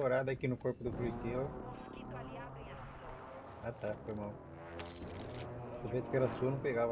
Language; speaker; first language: Portuguese; native; Portuguese